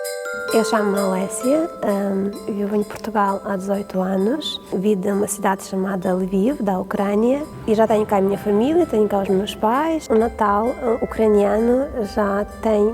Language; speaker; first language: Portuguese; non-native, fluent; Ukrainian